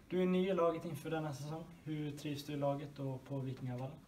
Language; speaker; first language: Swedish; native; Swedish